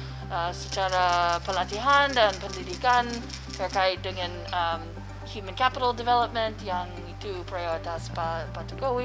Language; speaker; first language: Indonesian; non-native, fluent; English